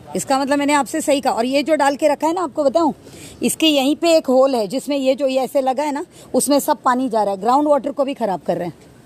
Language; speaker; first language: Hindi; non-native, local second language; Marathi